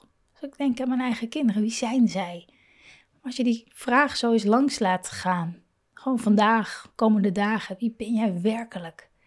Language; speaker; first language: Dutch; native; Dutch